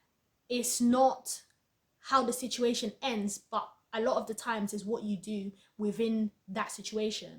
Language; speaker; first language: English; native; English